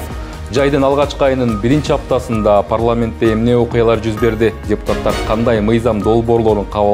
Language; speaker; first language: Kyrgyz; native; Kyrgyz